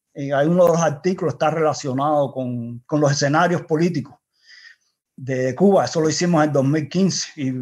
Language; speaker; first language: Spanish; native; Spanish